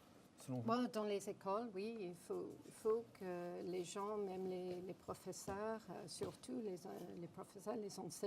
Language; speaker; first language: French; non-native, fluent; English